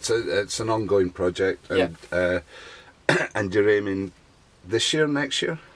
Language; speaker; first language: English; native; English